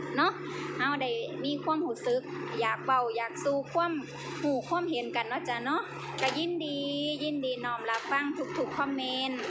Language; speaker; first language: Thai; native; Thai